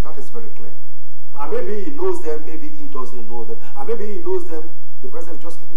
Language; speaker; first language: English; non-native, local second language; Yoruba